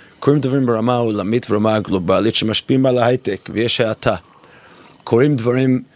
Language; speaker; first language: Hebrew; non-native, fluent; English